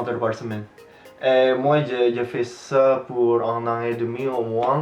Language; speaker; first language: French; non-native, fluent; Indonesian